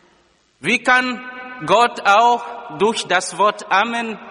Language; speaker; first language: German; non-native, fluent; Lingala